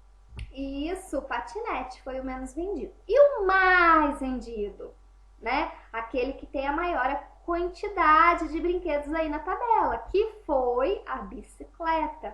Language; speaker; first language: Portuguese; native; Portuguese